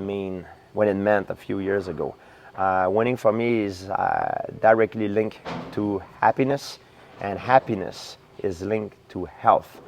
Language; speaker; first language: English; non-native, fluent; French